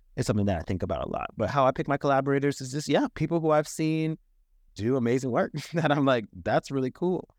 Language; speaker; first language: English; native; English